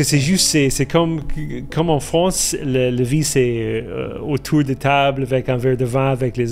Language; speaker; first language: French; non-native, fluent; English